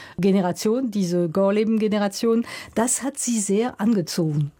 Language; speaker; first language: German; non-native, local second language; Swiss German